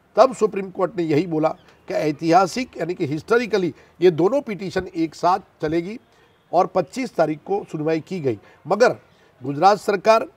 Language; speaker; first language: Hindi; non-native, local second language; Gujarati